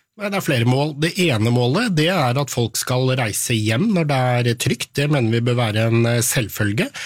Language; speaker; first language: Norwegian; native; Norwegian